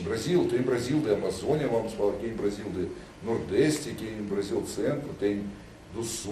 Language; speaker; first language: Portuguese; non-native, learner; Russian